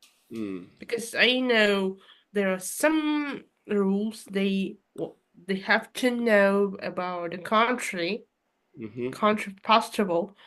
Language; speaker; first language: English; non-native, fluent; Russian